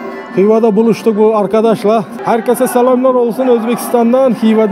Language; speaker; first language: Turkish; non-native, learner; Uzbek